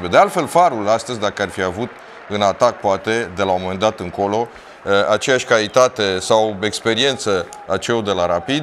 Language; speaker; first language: Romanian; native; Romanian